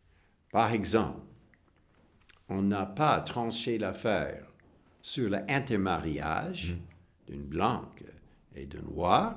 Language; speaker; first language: French; non-native, fluent; English